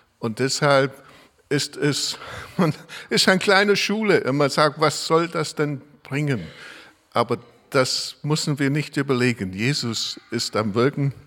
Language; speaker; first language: German; non-native, fluent; English